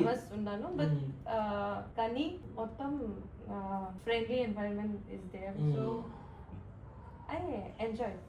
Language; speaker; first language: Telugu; non-native, learner; Hindi